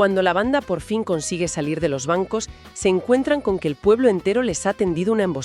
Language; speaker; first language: Spanish; native; Spanish